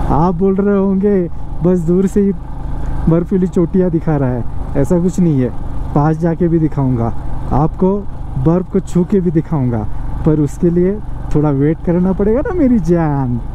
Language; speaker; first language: Hindi; non-native, local second language; Marathi